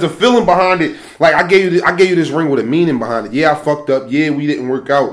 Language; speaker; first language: English; native; English